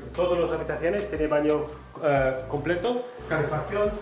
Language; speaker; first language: Spanish; non-native, fluent; English